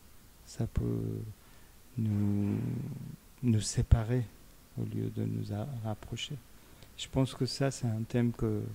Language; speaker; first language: French; non-native, fluent; Persian